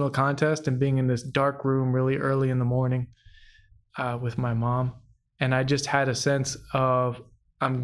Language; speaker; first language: English; native; English